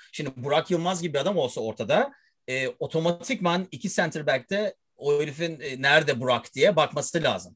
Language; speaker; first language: Turkish; early bilingual, heritage; Turkish